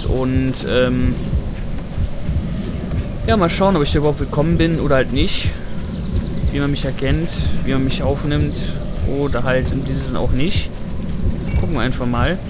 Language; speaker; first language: German; native; German